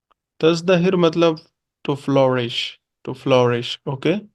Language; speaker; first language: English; non-native, local second language; Urdu